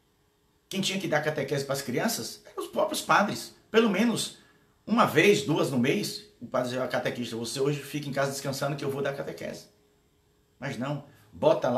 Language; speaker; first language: Portuguese; native; Portuguese